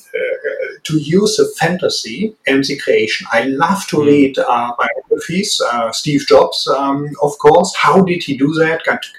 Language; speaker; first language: English; non-native, fluent; German